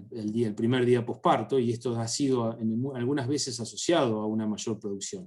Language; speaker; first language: Spanish; native; Spanish